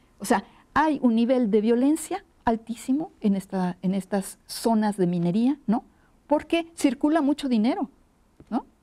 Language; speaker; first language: Spanish; native; Spanish